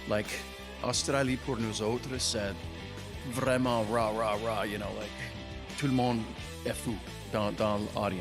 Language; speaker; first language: French; non-native, local second language; English